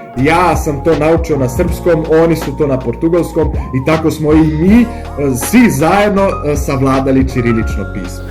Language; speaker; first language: Serbian; non-native, fluent; Portuguese